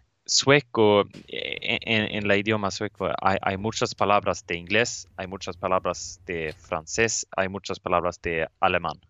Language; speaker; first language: Spanish; non-native, learner; Swedish